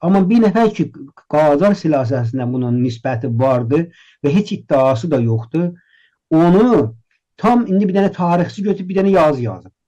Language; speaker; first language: Azerbaijani; native; Azerbaijani